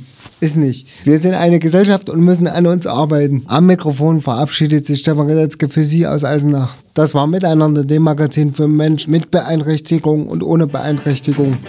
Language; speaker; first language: German; native; German